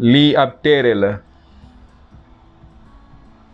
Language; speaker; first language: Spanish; non-native, fluent; Wolof